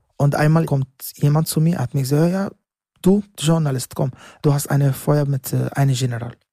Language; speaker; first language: German; non-native, learner; Arabic